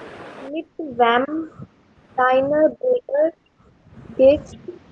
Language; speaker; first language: German; non-native, learner; Hindi